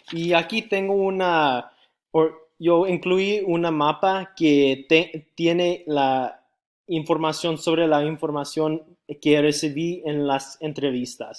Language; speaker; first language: Spanish; non-native, learner; English